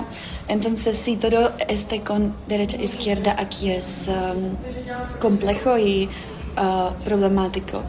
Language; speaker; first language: Spanish; non-native, fluent; Czech